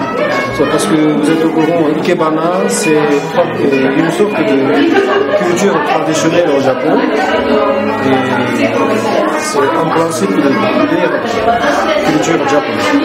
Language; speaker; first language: French; non-native, learner; Japanese